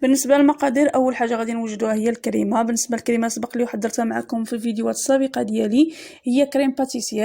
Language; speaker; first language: Arabic; native; Arabic